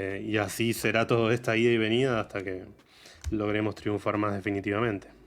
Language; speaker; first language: Spanish; native; Spanish